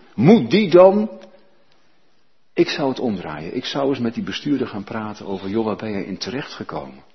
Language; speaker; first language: Dutch; native; Dutch